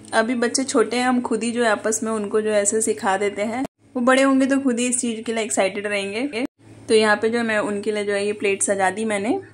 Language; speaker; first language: Hindi; native; Hindi